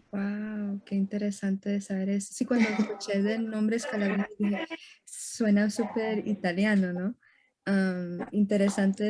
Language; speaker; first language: Spanish; early bilingual, heritage; Spanish